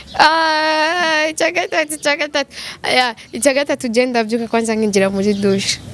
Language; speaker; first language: Rundi; native; Rundi